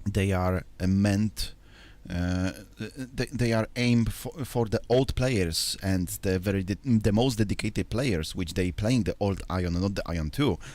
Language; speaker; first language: English; non-native, fluent; Polish